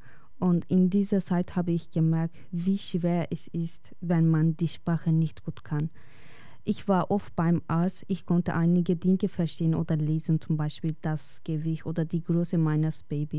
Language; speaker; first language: German; non-native, learner; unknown